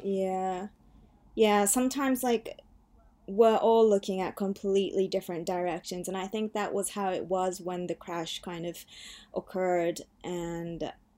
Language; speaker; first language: English; early bilingual, other home language; Japanese